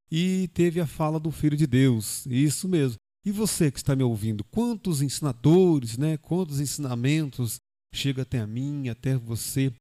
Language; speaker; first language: Portuguese; native; Portuguese